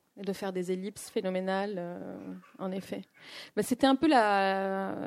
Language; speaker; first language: French; non-native, local second language; Arabic